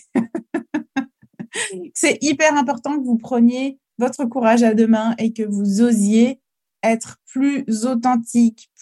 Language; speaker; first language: French; native; French